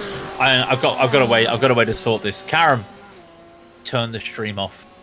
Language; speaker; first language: English; native; English